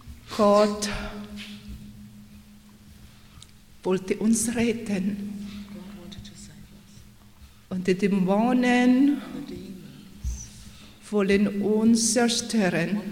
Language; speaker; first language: German; non-native, learner; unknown